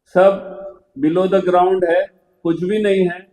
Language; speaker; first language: Hindi; non-native, local second language; Marathi